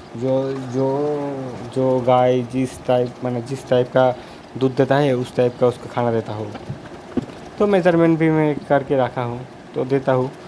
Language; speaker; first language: Hindi; non-native, local second language; Bangla